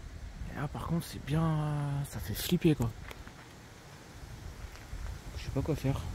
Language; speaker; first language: French; native; French